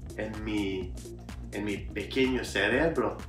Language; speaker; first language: Spanish; non-native, learner; Albanian